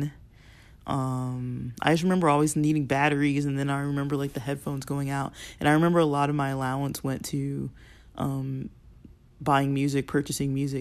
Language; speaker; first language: English; native; English